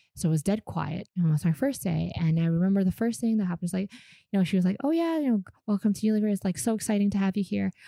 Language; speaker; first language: English; non-native, fluent; Vietnamese